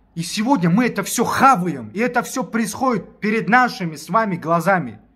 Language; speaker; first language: Russian; non-native, local second language; Tajik